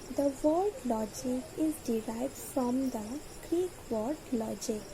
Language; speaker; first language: English; non-native, local second language; Assamese